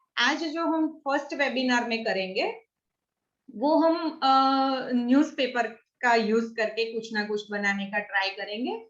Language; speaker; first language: Hindi; non-native, local second language; Gujarati